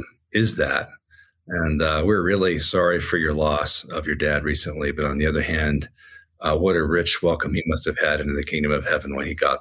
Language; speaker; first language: English; native; English